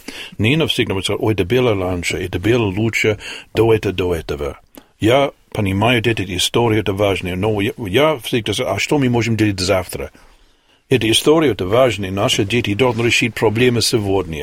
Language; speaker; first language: Russian; non-native, learner; English